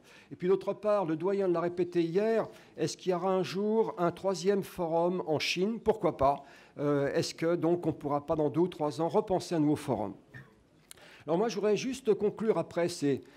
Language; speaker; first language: French; native; French